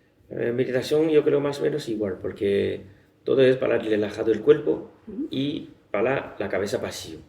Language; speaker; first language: Spanish; non-native, learner; Chinese